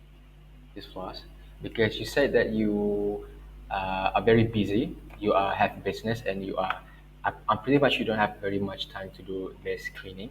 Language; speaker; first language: English; non-native, local second language; Malay